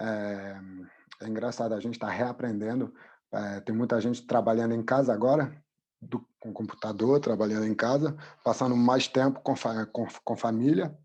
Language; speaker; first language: Portuguese; non-native, fluent; French